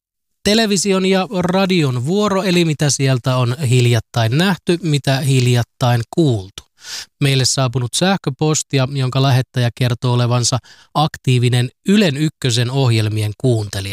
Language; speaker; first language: Finnish; native; Finnish